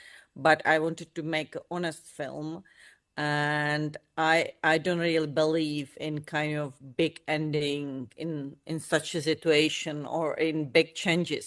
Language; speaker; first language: English; non-native, fluent; Czech